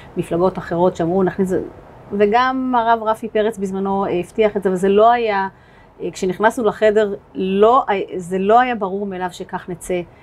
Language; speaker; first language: Hebrew; native; Hebrew